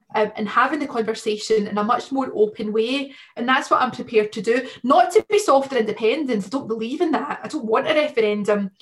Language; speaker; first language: English; native; English